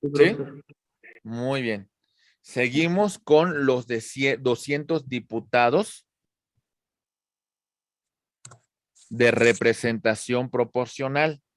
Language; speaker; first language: Spanish; native; Spanish